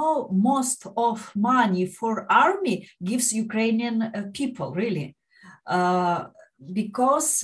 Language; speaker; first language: English; non-native, learner; Ukrainian